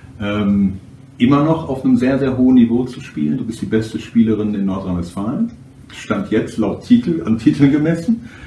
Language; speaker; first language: German; native; German